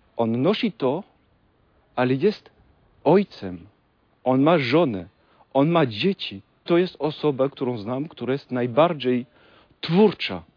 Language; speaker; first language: Polish; non-native, fluent; French